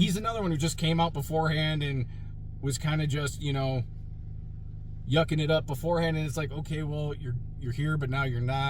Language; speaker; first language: English; native; English